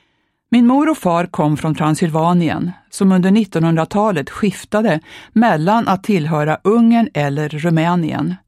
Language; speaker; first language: Swedish; early bilingual, other home language; Hungarian